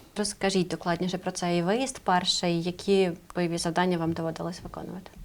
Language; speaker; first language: Ukrainian; native; Ukrainian